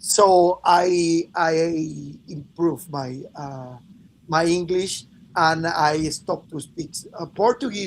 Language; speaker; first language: English; non-native, fluent; Spanish